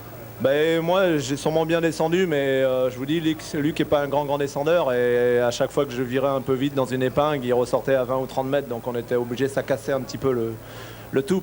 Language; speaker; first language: French; native; French